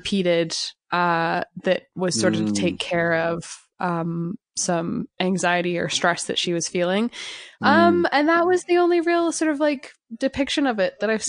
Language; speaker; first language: English; native; English